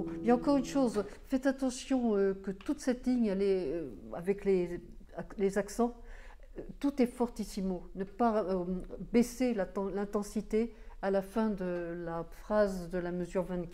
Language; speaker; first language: French; native; French